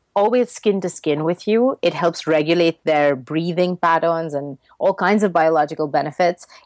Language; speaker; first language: English; native; English